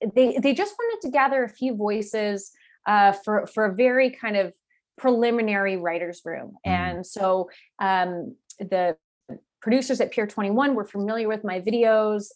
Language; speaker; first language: English; native; English